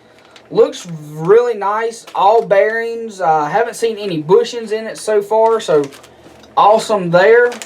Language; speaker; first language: English; native; English